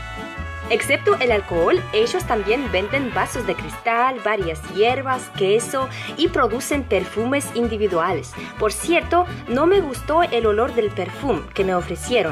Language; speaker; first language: Spanish; non-native, learner; Russian